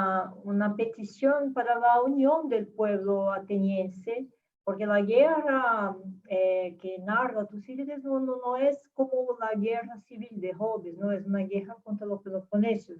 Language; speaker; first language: Spanish; non-native, fluent; Portuguese